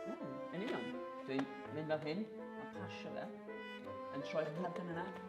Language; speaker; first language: Welsh; native; Welsh